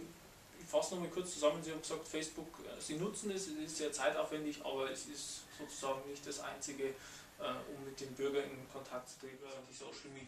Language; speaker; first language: German; native; German